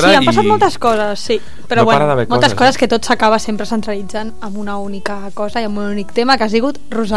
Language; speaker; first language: Catalan; native; Catalan